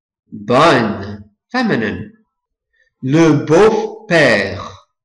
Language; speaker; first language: French; non-native, fluent; English